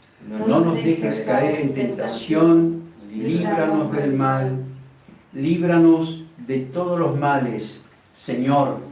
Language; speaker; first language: Spanish; native; Spanish